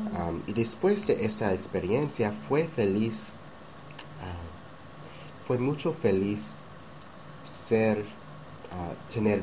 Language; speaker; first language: Spanish; non-native, learner; English